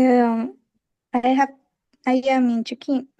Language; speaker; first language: English; non-native, learner; Spanish